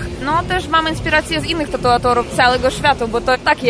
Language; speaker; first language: Polish; non-native, fluent; Ukrainian